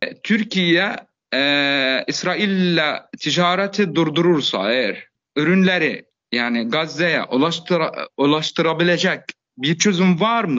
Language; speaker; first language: Turkish; non-native, fluent; Arabic